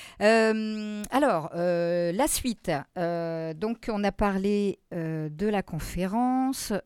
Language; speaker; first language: French; native; French